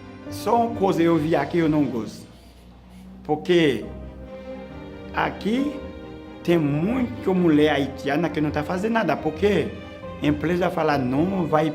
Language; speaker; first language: Portuguese; non-native, learner; Haitian Creole